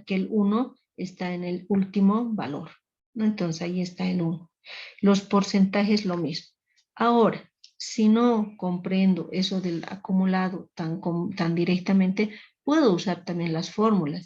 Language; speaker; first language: Spanish; native; Spanish